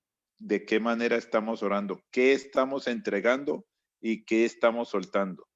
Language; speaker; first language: Spanish; native; Spanish